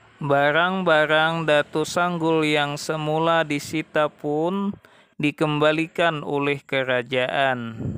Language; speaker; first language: Indonesian; non-native, local second language; Banjar